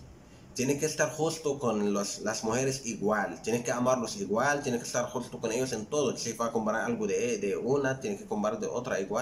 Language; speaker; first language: Spanish; non-native, fluent; Arabic